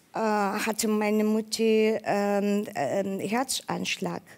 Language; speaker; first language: German; non-native, fluent; Ukrainian